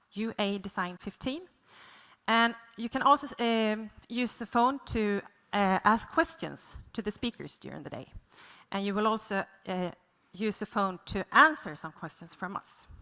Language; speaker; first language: English; non-native, fluent; Swedish